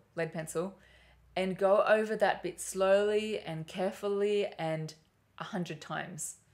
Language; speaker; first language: English; native; English